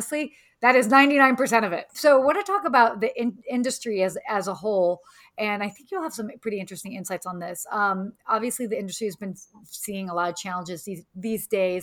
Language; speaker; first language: English; native; English